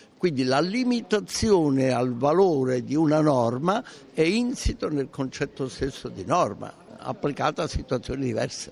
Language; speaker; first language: Italian; native; Italian